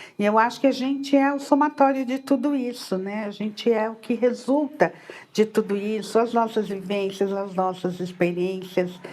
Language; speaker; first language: Portuguese; native; Portuguese